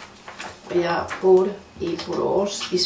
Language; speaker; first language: Swedish; non-native, fluent; Finnish